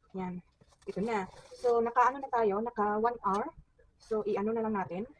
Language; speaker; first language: Filipino; non-native, local second language; Cebuano